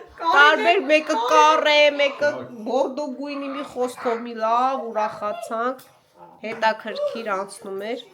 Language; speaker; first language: Armenian; native; Armenian